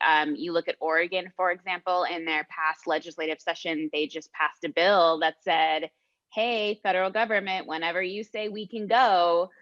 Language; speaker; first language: English; native; English